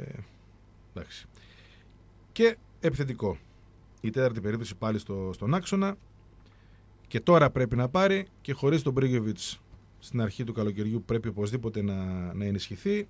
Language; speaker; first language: Greek; native; Greek